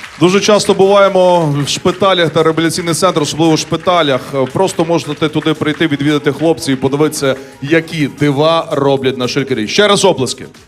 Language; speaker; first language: Ukrainian; native; Ukrainian